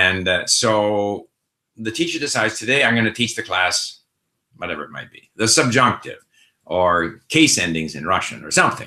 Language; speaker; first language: English; non-native, fluent; Swedish